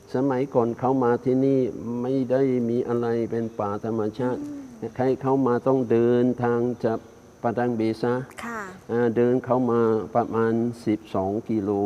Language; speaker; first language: Thai; non-native, fluent; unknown